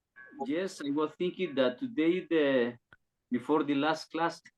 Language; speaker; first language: English; non-native, learner; Spanish